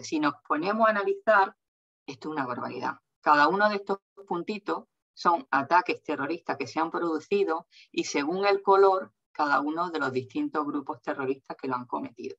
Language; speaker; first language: Spanish; native; Spanish